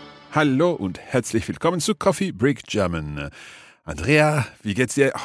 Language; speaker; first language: German; non-native, fluent; English